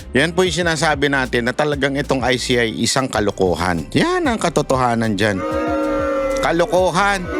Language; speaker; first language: Filipino; native; Filipino